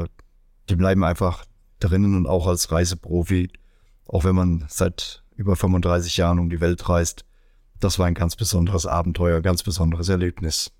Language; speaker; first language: German; native; German